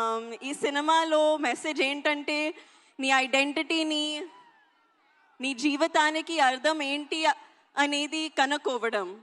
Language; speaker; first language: Telugu; non-native, local second language; Hindi